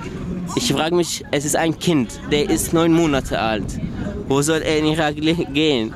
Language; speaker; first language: German; early bilingual, other home language; Arabic